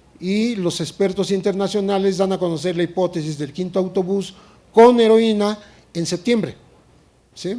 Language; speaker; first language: Spanish; native; Spanish